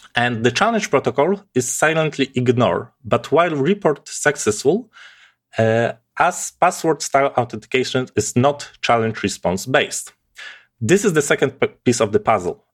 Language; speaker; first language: English; non-native, fluent; Polish